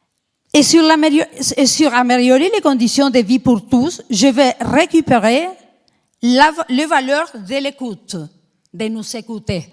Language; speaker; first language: French; non-native, fluent; Spanish